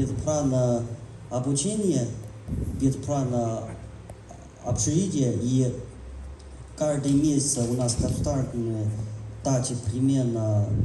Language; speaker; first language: Russian; non-native, learner; Chinese